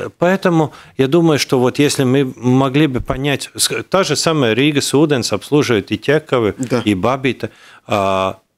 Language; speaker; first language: Russian; non-native, local second language; Latvian